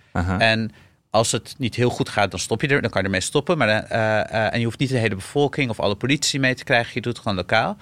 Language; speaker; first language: Dutch; early bilingual, other home language; Arabic